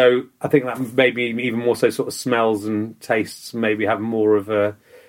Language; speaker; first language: English; native; English